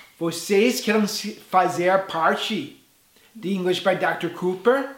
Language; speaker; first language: Portuguese; non-native, fluent; English